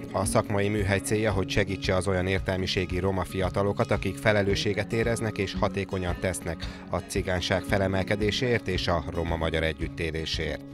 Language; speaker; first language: Hungarian; native; Hungarian